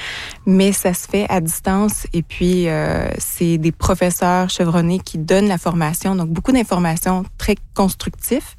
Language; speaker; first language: French; native; French